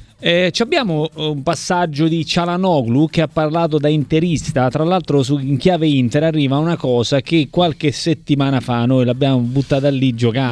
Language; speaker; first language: Italian; native; Italian